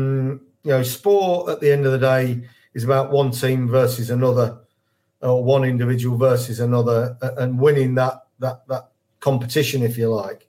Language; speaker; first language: English; native; English